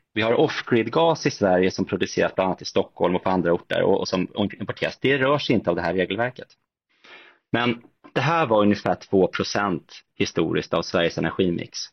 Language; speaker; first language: Swedish; native; Swedish